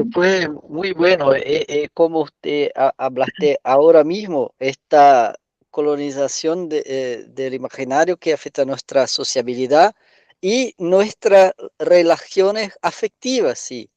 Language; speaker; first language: Spanish; non-native, learner; Portuguese